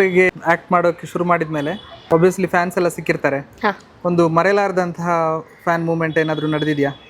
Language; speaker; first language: Kannada; native; Kannada